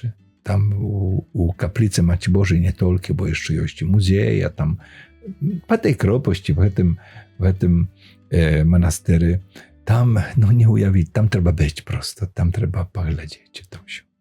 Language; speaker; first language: Polish; non-native, learner; Belarusian